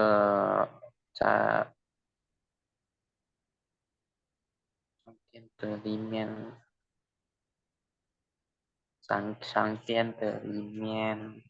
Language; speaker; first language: Chinese; non-native, learner; Indonesian